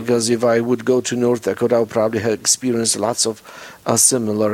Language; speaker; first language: English; non-native, fluent; Polish